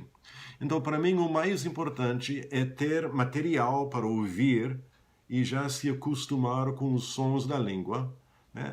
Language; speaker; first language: Portuguese; non-native, fluent; English